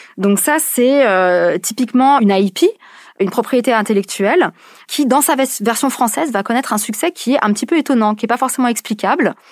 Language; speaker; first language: French; native; French